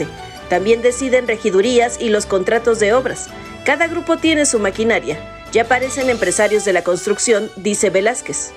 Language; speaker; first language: Spanish; native; Spanish